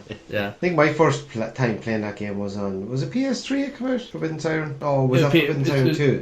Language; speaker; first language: English; native; English